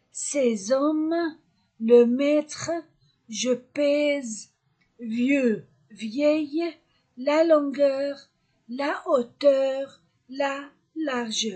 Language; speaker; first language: French; non-native, fluent; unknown